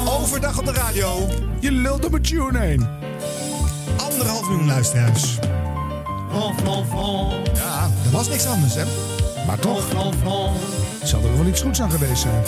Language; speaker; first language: Dutch; native; Dutch